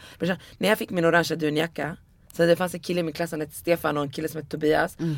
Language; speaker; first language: Swedish; early bilingual, other home language; Arabic